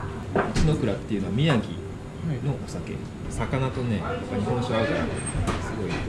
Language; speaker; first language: Japanese; native; Japanese